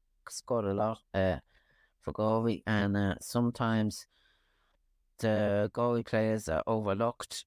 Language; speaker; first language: English; native; English